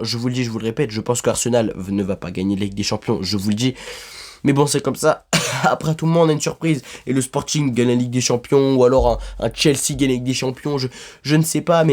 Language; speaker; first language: French; native; French